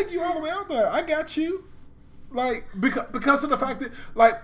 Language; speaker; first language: English; native; English